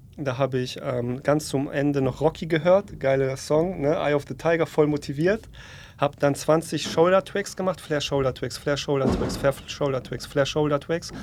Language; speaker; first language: German; early bilingual, other home language; Polish